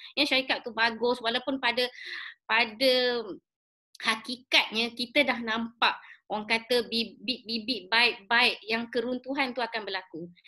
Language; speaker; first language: Malay; native; Malay